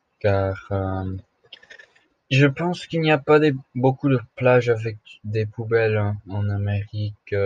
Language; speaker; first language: French; non-native, learner; English